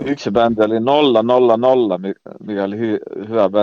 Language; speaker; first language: Finnish; non-native, fluent; Estonian